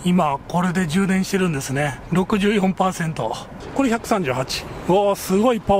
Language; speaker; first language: Japanese; native; Japanese